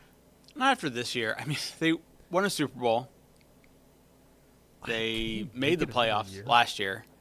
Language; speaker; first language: English; native; English